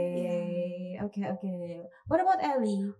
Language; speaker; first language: English; non-native, fluent; Indonesian